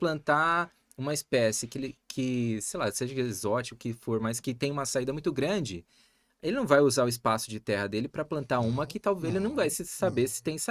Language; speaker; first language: Portuguese; native; Portuguese